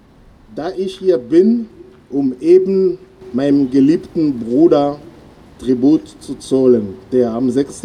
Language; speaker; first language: German; non-native, fluent; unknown